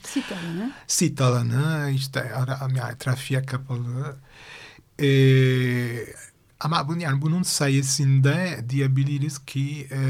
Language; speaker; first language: Turkish; non-native, fluent; Italian